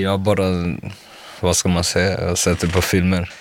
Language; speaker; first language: Swedish; early bilingual, other home language; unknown